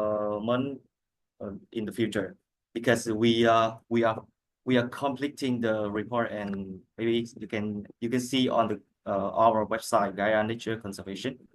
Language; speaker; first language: English; non-native, learner; Vietnamese